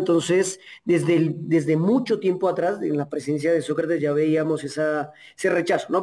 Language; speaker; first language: Spanish; native; Spanish